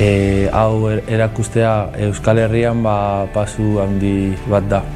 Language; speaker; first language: Basque; early bilingual, other home language; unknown